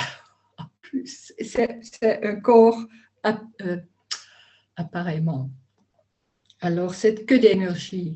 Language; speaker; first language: French; non-native, learner; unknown